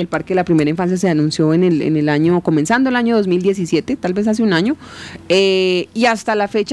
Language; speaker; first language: Spanish; native; Spanish